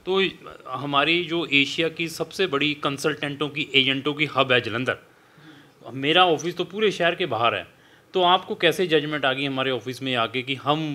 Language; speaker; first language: Hindi; non-native, local second language; Punjabi